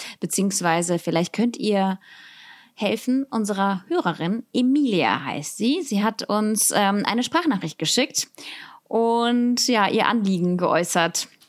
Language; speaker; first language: German; early bilingual, other home language; Russian